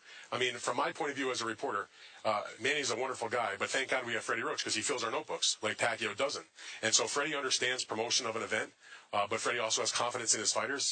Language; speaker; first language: English; native; English